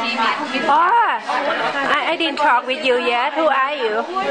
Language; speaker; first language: English; non-native, learner; Thai